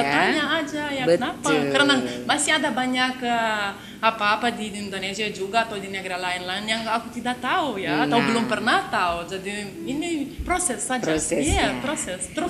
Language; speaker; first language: Indonesian; non-native, learner; Lithuanian